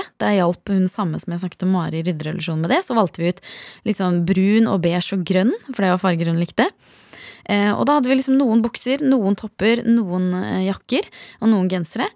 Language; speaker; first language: Norwegian; native; Norwegian